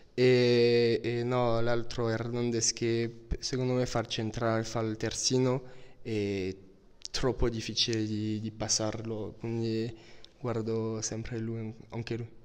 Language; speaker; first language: Italian; non-native, learner; French